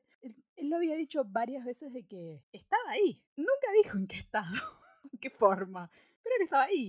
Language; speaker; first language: Spanish; native; Spanish